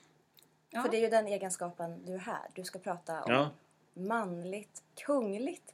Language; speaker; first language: Swedish; native; Swedish